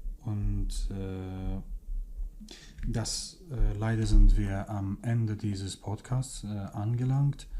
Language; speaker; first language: German; non-native, fluent; Kurdish